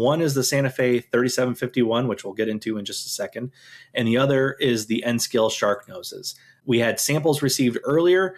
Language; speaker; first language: English; native; English